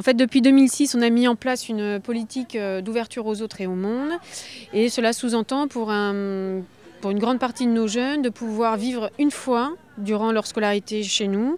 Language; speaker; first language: French; native; French